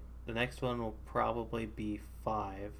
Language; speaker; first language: English; native; English